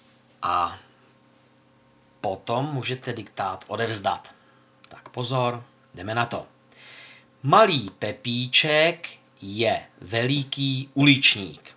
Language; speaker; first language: Czech; native; Czech